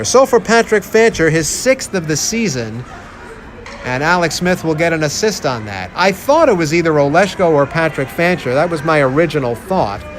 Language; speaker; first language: English; native; English